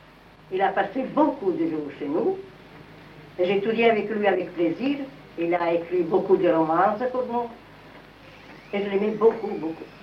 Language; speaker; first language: French; non-native, fluent; Italian